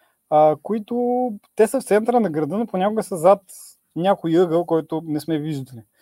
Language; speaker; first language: Bulgarian; native; Bulgarian